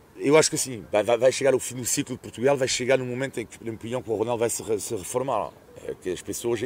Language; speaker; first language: Portuguese; non-native, fluent; French